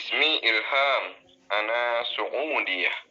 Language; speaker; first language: Arabic; non-native, learner; Indonesian